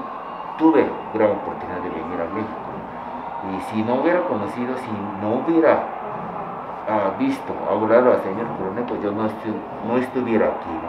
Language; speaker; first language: Spanish; non-native, fluent; Japanese